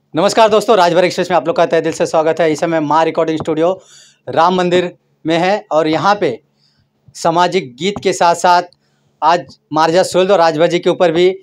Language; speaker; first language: Hindi; native; Hindi